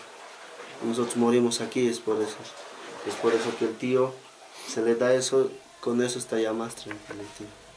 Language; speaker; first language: Spanish; native; Spanish